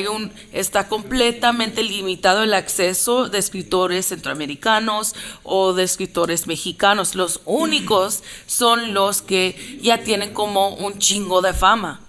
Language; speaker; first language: Spanish; early bilingual, heritage; Spanish